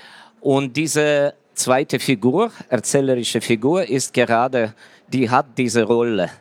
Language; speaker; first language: German; non-native, fluent; Ukrainian